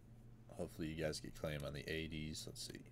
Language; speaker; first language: English; native; English